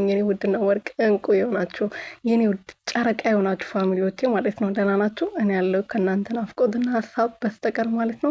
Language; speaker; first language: Amharic; native; Amharic